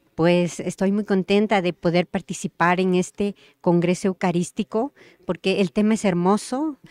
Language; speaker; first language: Spanish; native; Spanish